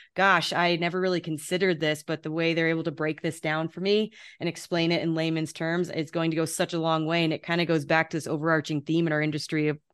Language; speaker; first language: English; native; English